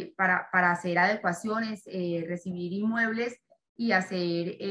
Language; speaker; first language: Spanish; native; Spanish